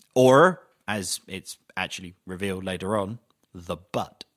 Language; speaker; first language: English; native; English